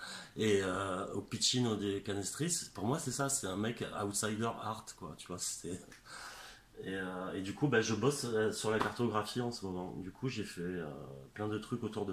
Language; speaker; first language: French; native; French